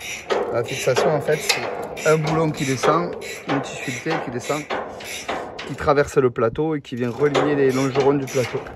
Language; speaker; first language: French; native; French